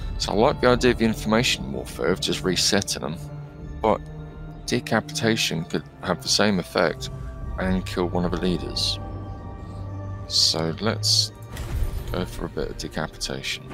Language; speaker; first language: English; native; English